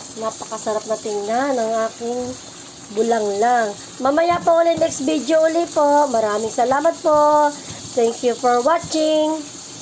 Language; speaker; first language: Filipino; non-native, local second language; Hiligaynon